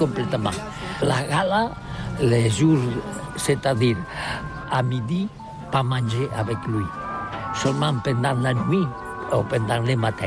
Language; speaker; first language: French; non-native, learner; Catalan